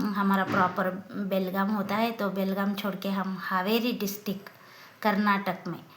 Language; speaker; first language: Hindi; non-native, local second language; Kannada